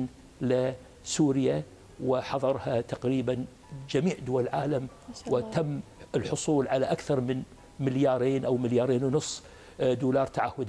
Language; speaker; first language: Arabic; native; Arabic